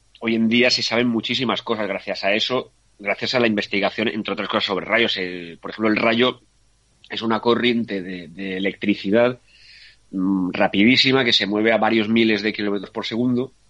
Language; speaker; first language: Spanish; native; Spanish